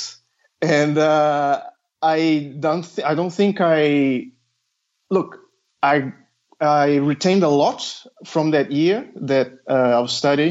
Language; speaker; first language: English; non-native, fluent; Portuguese